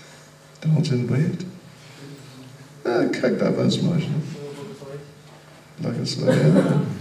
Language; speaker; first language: Russian; non-native, learner; English